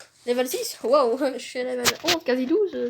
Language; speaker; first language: French; native; French